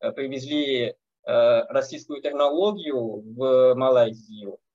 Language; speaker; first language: Russian; non-native, learner; Malay